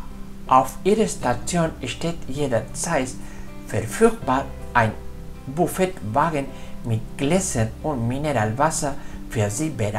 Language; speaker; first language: German; non-native, fluent; Spanish